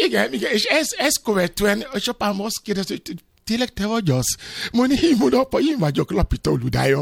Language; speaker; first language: Hungarian; non-native, fluent; Yoruba